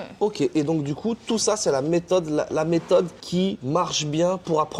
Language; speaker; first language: French; native; French